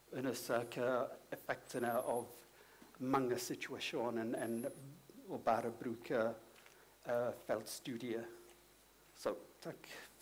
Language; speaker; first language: Norwegian; non-native, learner; English